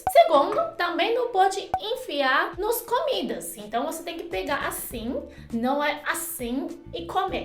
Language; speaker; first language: Portuguese; non-native, fluent; Chinese